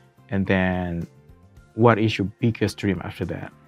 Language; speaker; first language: English; non-native, learner; Indonesian